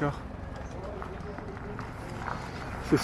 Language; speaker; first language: French; native; French